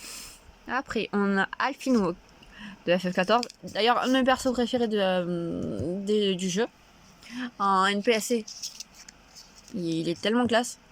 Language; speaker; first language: French; native; French